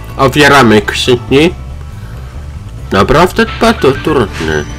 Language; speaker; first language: Polish; non-native, learner; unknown